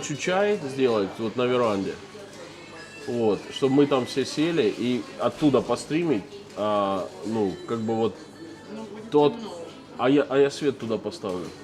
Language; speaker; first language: Russian; native; Russian